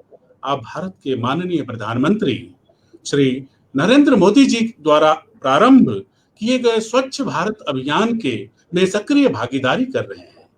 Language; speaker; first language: Hindi; native; Hindi